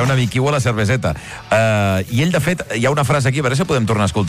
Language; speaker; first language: Catalan; native; Catalan